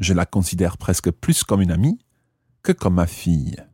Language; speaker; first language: French; non-native, fluent; English